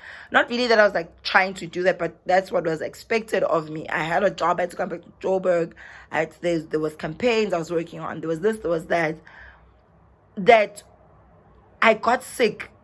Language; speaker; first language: English; non-native, local second language; Zulu